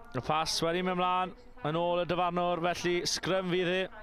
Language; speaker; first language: Welsh; native; Welsh